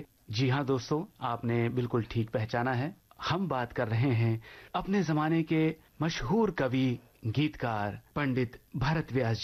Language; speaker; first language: Hindi; native; Hindi